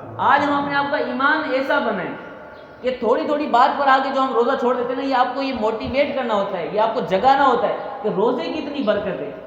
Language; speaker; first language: Urdu; non-native, local second language; Sindhi